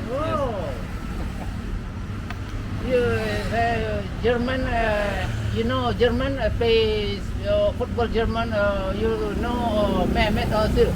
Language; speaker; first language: English; non-native, learner; Indonesian